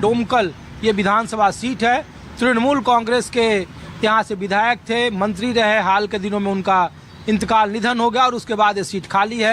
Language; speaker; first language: Hindi; native; Hindi